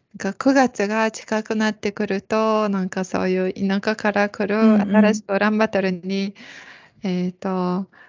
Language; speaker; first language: Japanese; non-native, fluent; Mongolian